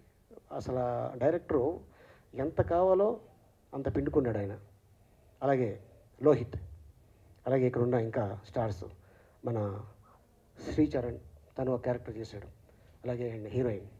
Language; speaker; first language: Telugu; native; Telugu